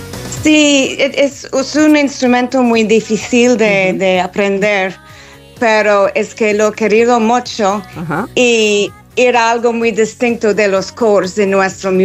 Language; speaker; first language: Spanish; non-native, fluent; English